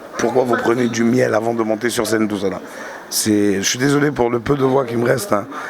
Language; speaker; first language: French; non-native, local second language; Arabic